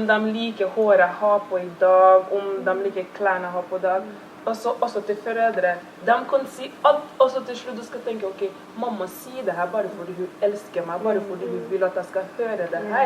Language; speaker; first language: Norwegian; early bilingual, other home language; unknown